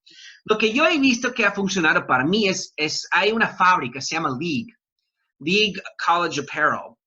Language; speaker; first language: Spanish; non-native, fluent; English